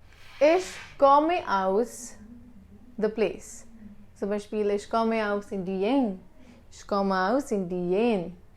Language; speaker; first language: German; non-native, local second language; Hindi